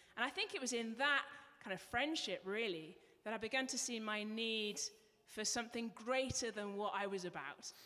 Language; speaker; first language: English; native; English